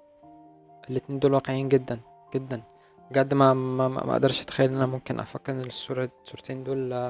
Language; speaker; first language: Arabic; native; Arabic